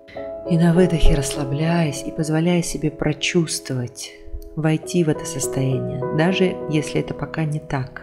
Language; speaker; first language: Russian; native; Russian